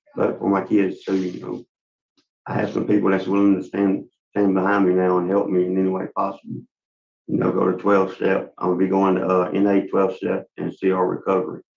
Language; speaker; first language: English; native; English